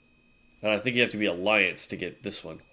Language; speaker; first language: English; native; English